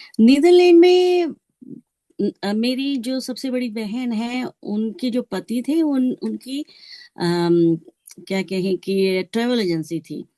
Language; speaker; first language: Hindi; native; Hindi